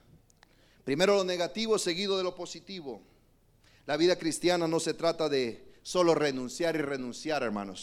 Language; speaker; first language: Spanish; native; Spanish